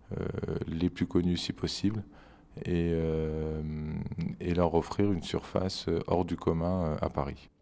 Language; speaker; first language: French; native; French